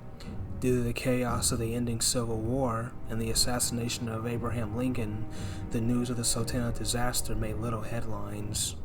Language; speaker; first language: English; native; English